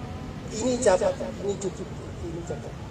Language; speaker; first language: Indonesian; non-native, learner; Thai